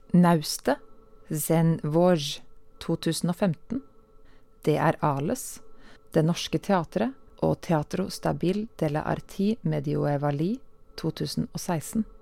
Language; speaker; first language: Norwegian; native; Norwegian